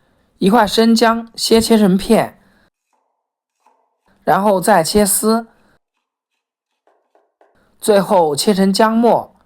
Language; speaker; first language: Chinese; native; Chinese